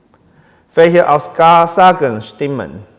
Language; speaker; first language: German; non-native, learner; Chinese